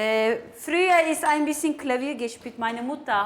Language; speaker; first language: German; non-native, learner; Turkish